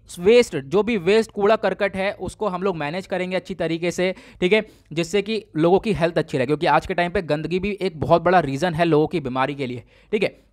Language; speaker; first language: Hindi; native; Hindi